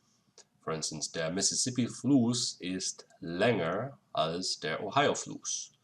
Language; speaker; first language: German; non-native, fluent; English